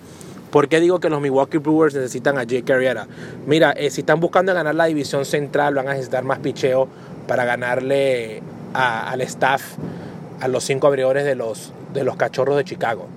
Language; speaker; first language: Spanish; early bilingual, heritage; Spanish